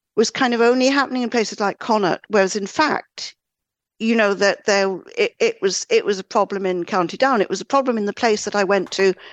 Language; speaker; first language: English; native; English